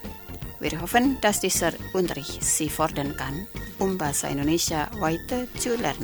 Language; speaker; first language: German; non-native, fluent; Indonesian